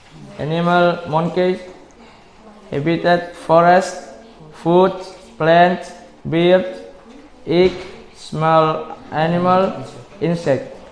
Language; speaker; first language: English; non-native, learner; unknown